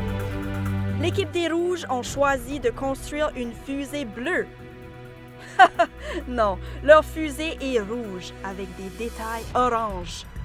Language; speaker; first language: French; native; French